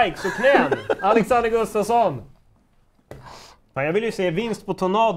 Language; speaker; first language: Swedish; native; Swedish